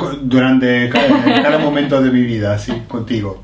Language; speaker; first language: Spanish; non-native, fluent; English